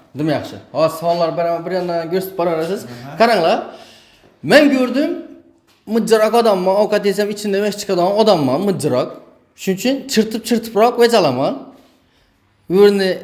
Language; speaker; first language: Uzbek; native; Uzbek